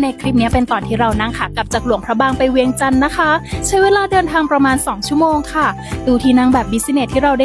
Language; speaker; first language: Thai; native; Thai